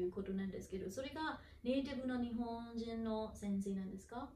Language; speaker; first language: Japanese; non-native, fluent; Burmese